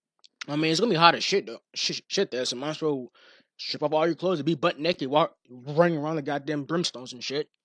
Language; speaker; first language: English; native; English